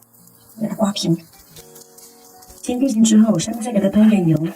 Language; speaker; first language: Chinese; native; Chinese